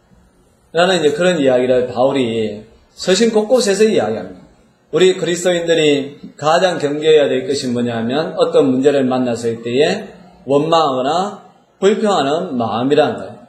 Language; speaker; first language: Korean; native; Korean